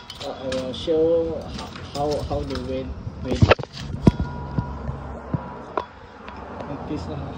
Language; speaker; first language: English; non-native, local second language; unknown